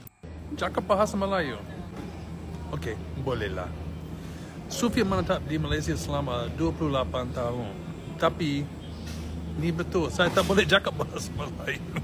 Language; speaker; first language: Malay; non-native, learner; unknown